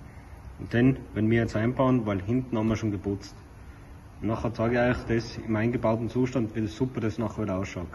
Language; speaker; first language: German; native; German